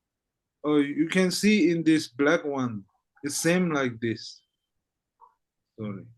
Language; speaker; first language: English; non-native, fluent; Tibetan